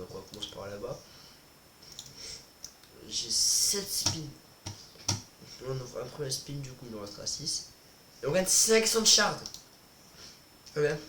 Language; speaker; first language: French; native; French